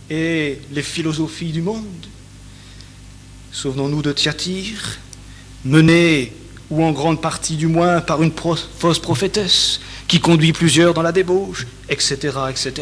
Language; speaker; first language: French; native; French